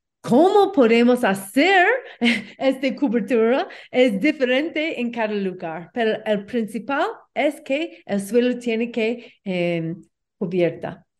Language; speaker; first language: Spanish; non-native, learner; English